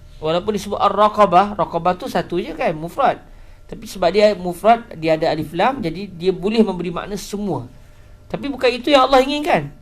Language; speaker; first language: Malay; native; Malay